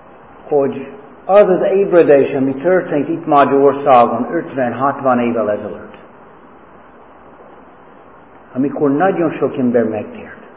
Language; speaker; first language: Hungarian; non-native, fluent; English